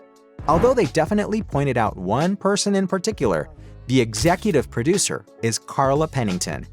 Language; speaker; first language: English; native; English